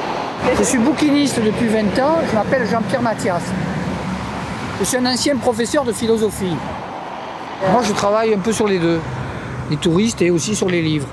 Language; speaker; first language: French; native; French